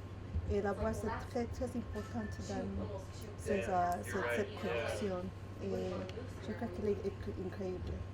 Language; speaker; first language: French; non-native, learner; Spanish